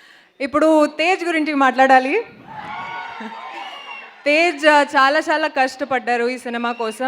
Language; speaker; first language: Telugu; non-native, fluent; Hindi